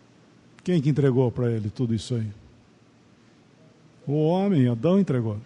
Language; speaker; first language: Portuguese; native; Portuguese